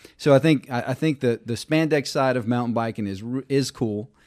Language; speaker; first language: English; native; English